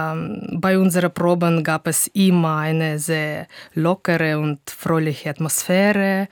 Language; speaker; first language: German; non-native, fluent; Russian